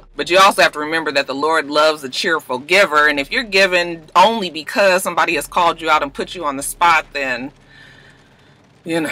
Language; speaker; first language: English; native; English